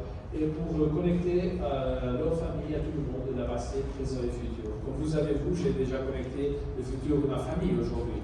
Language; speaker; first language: French; non-native, fluent; Italian